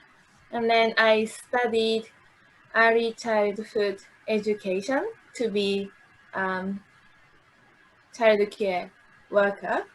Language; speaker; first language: English; non-native, learner; Japanese